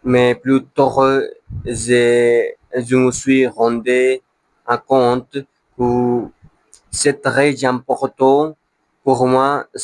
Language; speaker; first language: French; non-native, learner; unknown